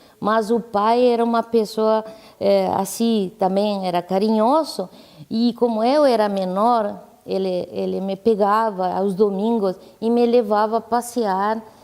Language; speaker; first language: Portuguese; non-native, fluent; Spanish